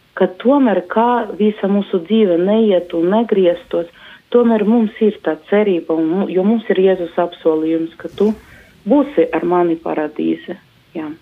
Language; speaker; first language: Latvian; non-native, local second language; Russian